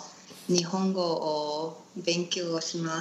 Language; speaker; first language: Japanese; non-native, learner; Spanish